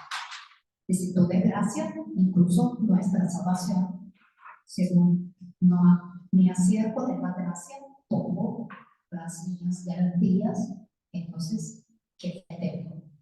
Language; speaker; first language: Spanish; non-native, learner; Portuguese